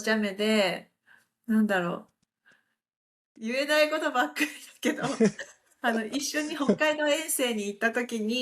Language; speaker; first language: Japanese; native; Japanese